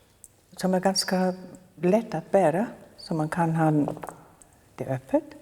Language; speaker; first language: Swedish; non-native, fluent; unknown